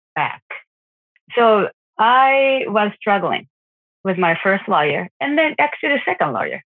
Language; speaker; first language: English; non-native, fluent; Japanese